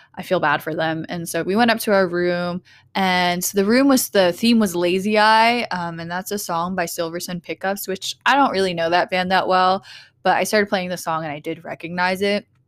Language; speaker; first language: English; early bilingual, other home language; Vietnamese